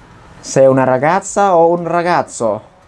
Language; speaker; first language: Italian; non-native, fluent; Vietnamese